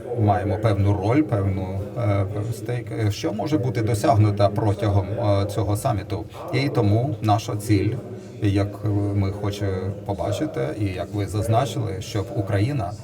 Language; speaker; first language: Ukrainian; non-native, learner; Lithuanian